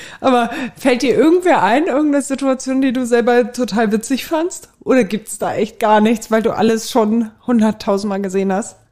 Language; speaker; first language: German; native; German